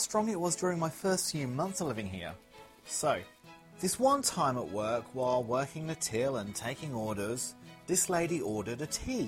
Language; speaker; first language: English; native; English